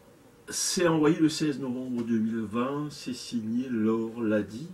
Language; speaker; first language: French; native; French